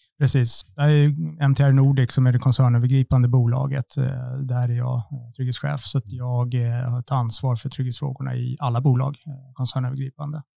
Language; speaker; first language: Swedish; native; Swedish